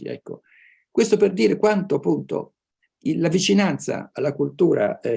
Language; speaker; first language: Italian; native; Italian